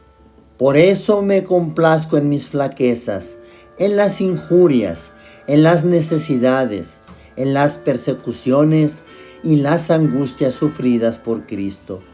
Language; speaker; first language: Spanish; native; Spanish